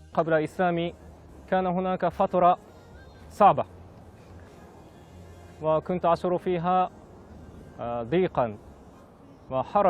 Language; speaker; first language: Arabic; non-native, fluent; Japanese